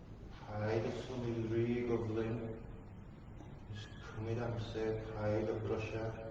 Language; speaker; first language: Welsh; non-native, fluent; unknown